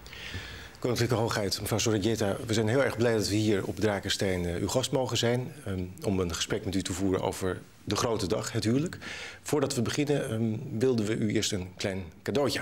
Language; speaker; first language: Dutch; native; Dutch